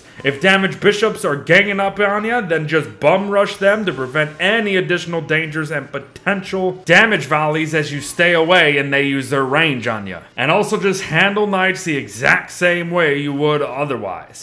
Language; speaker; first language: English; native; English